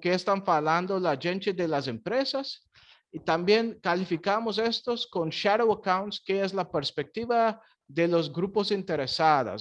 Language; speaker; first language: Spanish; non-native, fluent; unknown